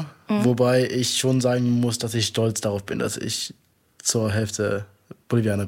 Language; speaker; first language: German; native; German